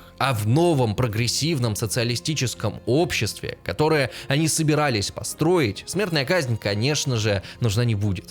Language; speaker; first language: Russian; native; Russian